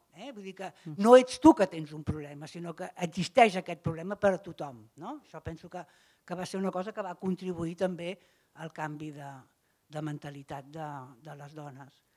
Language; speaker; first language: Catalan; native; Catalan